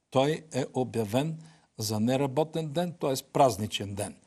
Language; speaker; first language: Bulgarian; native; Bulgarian